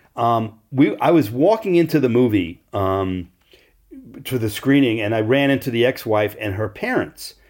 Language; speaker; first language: English; native; English